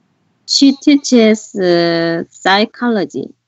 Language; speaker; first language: English; non-native, learner; Korean